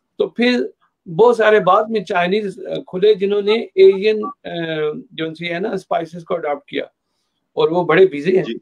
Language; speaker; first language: Urdu; native; Urdu